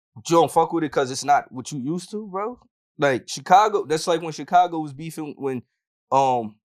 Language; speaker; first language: English; native; English